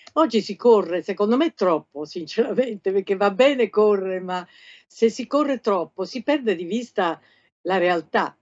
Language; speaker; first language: Italian; native; Italian